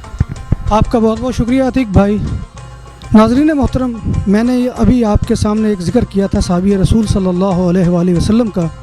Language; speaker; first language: Urdu; native; Urdu